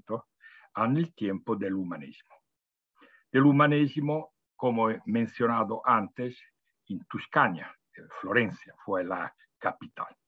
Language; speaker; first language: Spanish; non-native, fluent; Italian